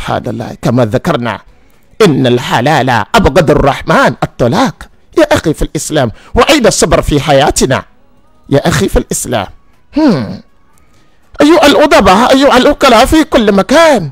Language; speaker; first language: Arabic; non-native, learner; Yoruba